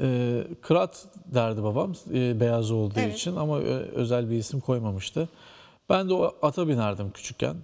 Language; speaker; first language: Turkish; native; Turkish